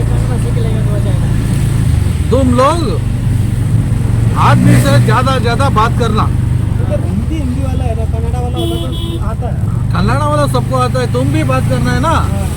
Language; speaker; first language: Hindi; non-native, local second language; Kannada